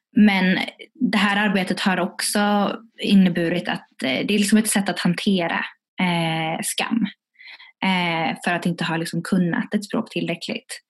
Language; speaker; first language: Swedish; early bilingual, other home language; Tigrinya